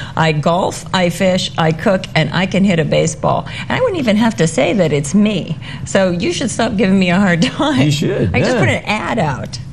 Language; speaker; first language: English; native; English